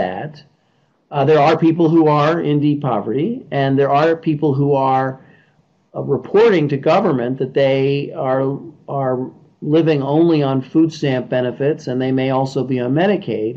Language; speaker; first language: English; native; English